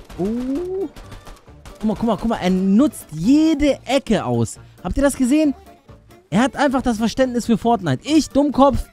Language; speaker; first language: German; early bilingual, other home language; Albanian